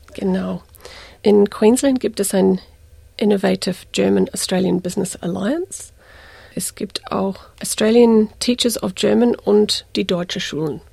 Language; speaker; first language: German; non-native, fluent; English